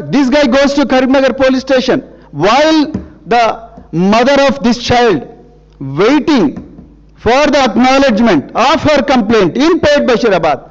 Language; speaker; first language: English; non-native, local second language; Telugu